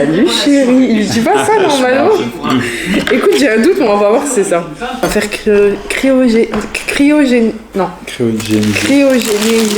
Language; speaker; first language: French; native; French